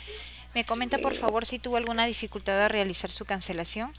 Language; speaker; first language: Spanish; native; Spanish